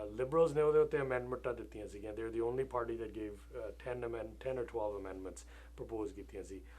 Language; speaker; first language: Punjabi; early bilingual, heritage; Punjabi